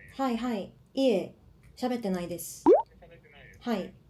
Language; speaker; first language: Japanese; non-native, learner; Korean